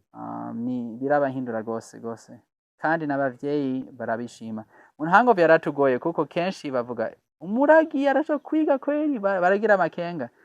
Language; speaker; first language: Rundi; non-native, fluent; English